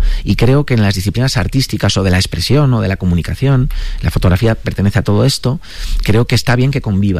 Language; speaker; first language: Spanish; native; Spanish